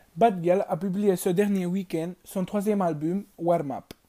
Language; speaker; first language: French; non-native, learner; Spanish